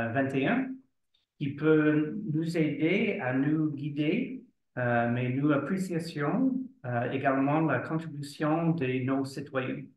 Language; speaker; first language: French; non-native, learner; English